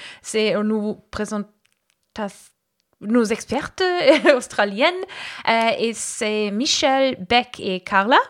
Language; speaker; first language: French; non-native, learner; English